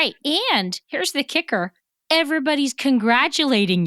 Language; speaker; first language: English; native; English